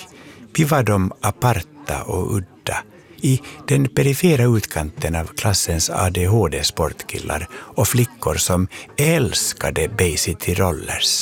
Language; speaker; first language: Swedish; native; Swedish